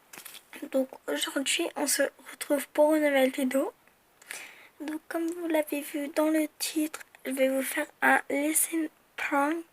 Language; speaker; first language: French; native; French